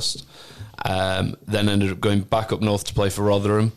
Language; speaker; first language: English; native; English